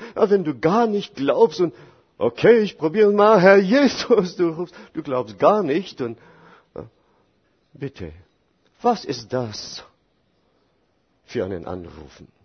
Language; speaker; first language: German; non-native, fluent; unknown